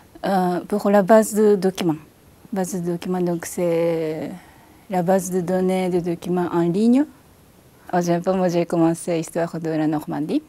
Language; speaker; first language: French; non-native, fluent; Japanese